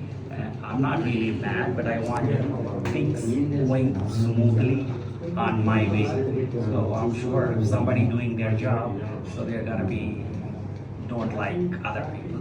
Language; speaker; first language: English; non-native, local second language; Telugu